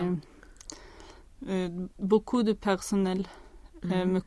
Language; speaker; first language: French; non-native, learner; Swedish